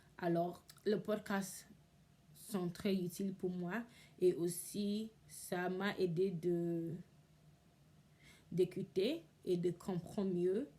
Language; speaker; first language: French; non-native, learner; English